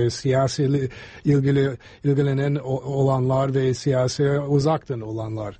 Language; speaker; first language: Turkish; non-native, fluent; English